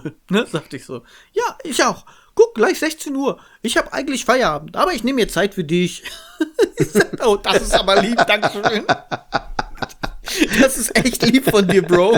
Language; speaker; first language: German; native; German